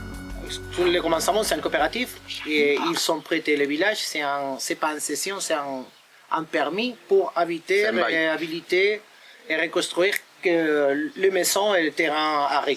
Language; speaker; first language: French; non-native, learner; Spanish